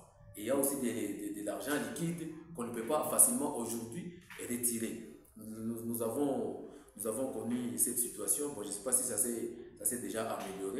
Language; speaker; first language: French; non-native, local second language; Swahili